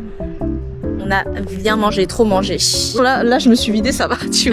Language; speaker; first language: French; native; French